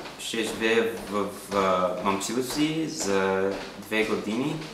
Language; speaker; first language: Bulgarian; non-native, learner; English